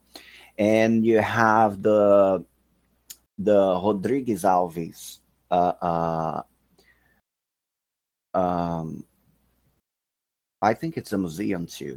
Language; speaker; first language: English; non-native, fluent; Portuguese